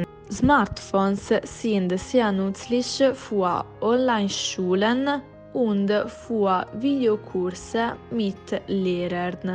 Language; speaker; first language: German; non-native, learner; Italian